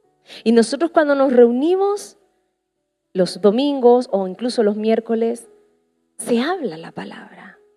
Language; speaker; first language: Spanish; native; Spanish